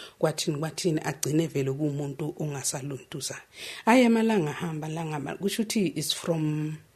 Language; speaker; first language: Zulu; native; Zulu